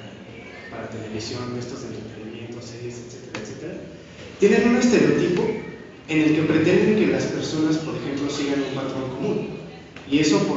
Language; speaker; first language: Spanish; native; Spanish